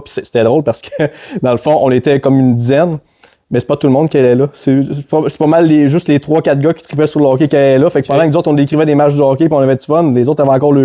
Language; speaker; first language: French; native; French